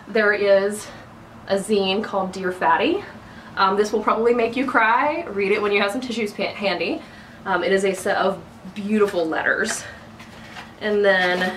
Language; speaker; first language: English; native; English